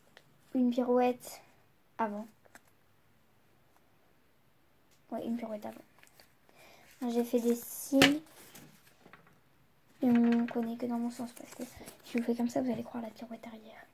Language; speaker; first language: French; native; French